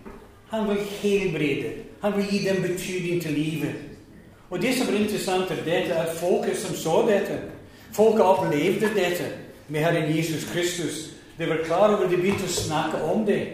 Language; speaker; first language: Norwegian; non-native, fluent; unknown